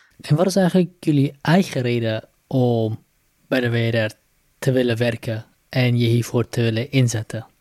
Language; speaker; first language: Dutch; native; Dutch